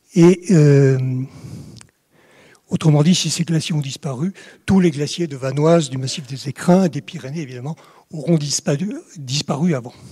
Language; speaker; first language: French; native; French